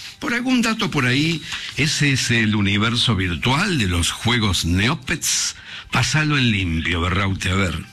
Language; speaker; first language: Spanish; native; Spanish